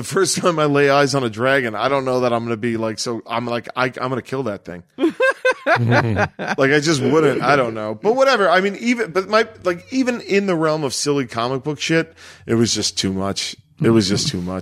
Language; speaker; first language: English; native; English